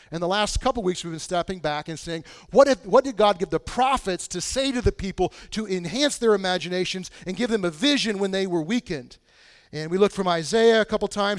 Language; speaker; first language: English; native; English